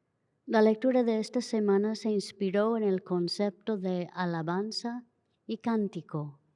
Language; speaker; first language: Spanish; native; Spanish